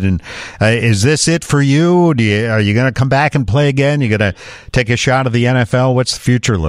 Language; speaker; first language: English; native; English